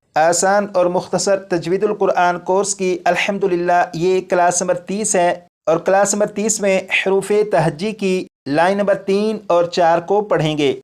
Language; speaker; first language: Urdu; native; Urdu